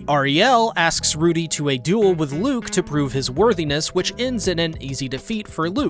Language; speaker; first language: English; native; English